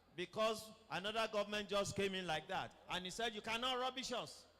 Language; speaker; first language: English; non-native, local second language; Yoruba